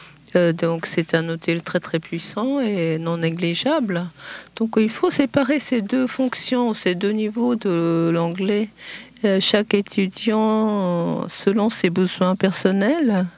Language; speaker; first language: French; non-native, fluent; Japanese